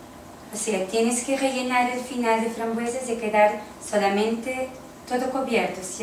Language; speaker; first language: Spanish; native; Spanish